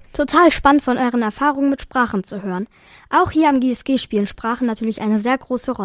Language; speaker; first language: German; native; German